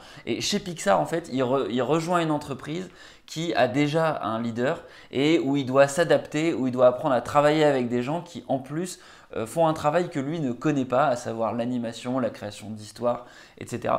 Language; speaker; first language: French; native; French